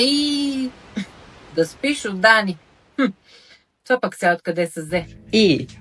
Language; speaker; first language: Bulgarian; native; Bulgarian